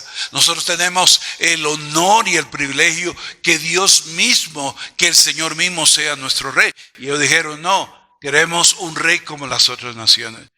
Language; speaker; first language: Spanish; native; Spanish